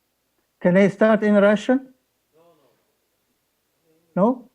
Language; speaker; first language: English; non-native, learner; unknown